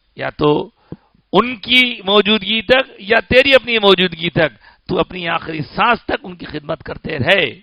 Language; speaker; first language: Urdu; native; Urdu